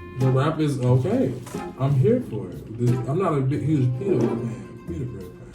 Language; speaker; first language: English; native; English